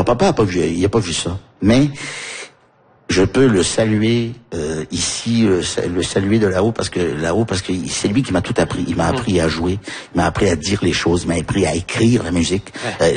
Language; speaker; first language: French; early bilingual, other home language; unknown